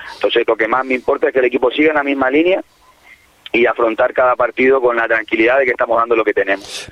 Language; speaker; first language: Spanish; native; Spanish